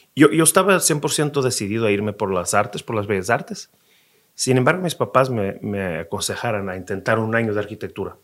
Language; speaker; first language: Spanish; non-native, fluent; Portuguese